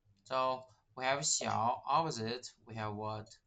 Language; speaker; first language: English; non-native, fluent; Chinese